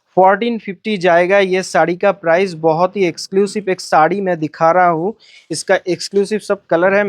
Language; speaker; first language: Hindi; non-native, local second language; Bangla